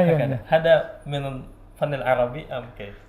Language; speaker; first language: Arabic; non-native, learner; Indonesian